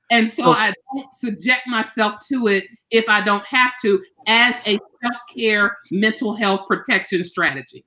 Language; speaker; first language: English; native; English